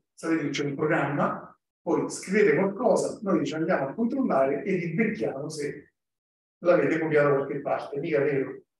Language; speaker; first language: Italian; native; Italian